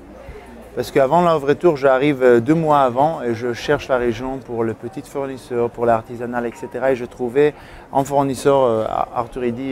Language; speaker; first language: French; non-native, learner; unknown